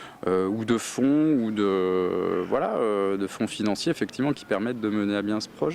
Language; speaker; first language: French; native; French